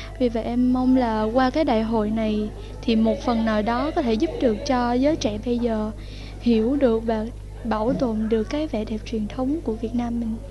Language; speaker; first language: Vietnamese; native; Vietnamese